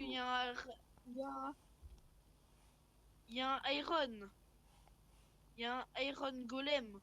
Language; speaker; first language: French; native; French